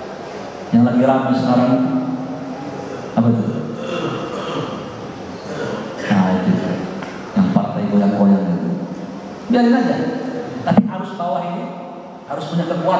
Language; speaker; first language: Indonesian; native; Indonesian